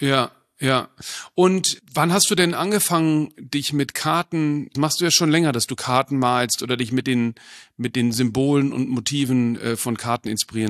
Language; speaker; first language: German; native; German